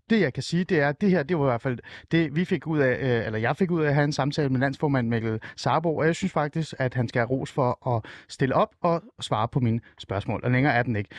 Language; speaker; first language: Danish; early bilingual, other home language; Persian